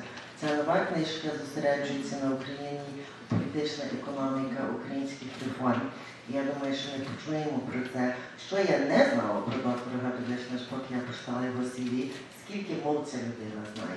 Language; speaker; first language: Ukrainian; early bilingual, heritage; Ukrainian